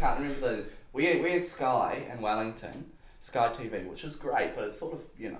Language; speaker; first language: English; native; English